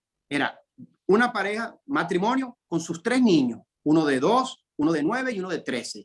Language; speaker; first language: Spanish; native; Spanish